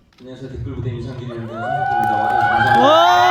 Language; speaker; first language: Korean; native; Korean